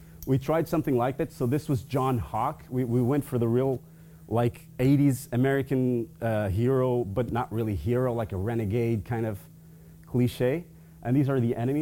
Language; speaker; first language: English; non-native, fluent; Portuguese